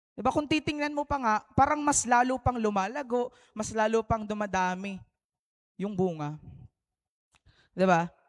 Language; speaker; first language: Filipino; native; Filipino